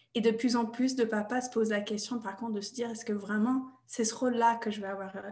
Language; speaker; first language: French; non-native, fluent; English